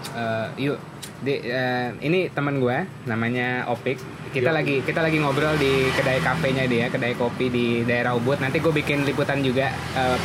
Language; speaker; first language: English; non-native, learner; Indonesian